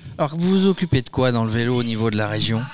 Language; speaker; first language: French; native; French